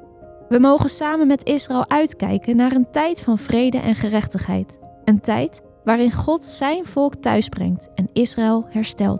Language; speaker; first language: Dutch; native; Dutch